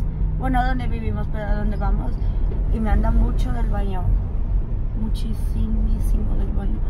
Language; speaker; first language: Spanish; early bilingual, other home language; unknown